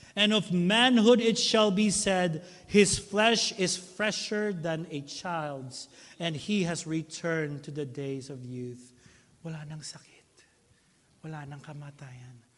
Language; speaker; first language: English; non-native, local second language; Filipino